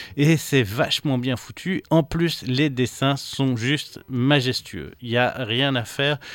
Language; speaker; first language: French; native; French